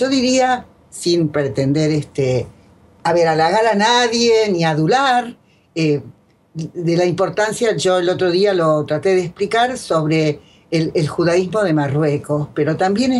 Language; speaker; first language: Spanish; native; Spanish